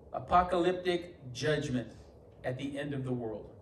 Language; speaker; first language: English; native; English